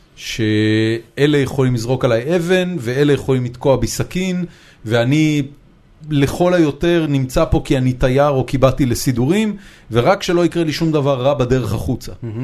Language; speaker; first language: Hebrew; native; Hebrew